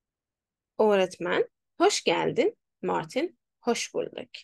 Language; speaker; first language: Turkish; non-native, fluent; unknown